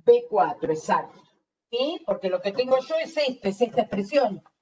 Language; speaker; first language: Spanish; native; Spanish